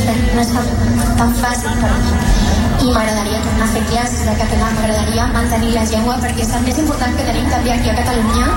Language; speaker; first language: Catalan; non-native, local second language; Spanish